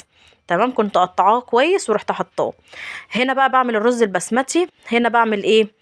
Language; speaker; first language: Arabic; native; Arabic